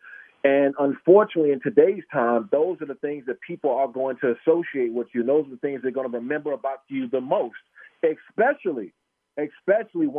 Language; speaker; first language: English; native; English